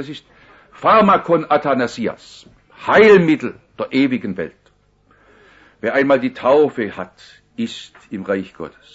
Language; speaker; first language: German; native; German